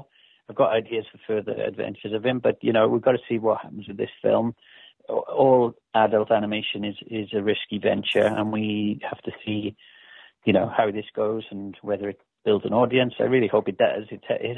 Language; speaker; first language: English; native; English